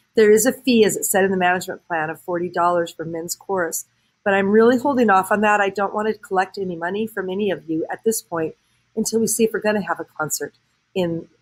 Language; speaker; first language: English; native; English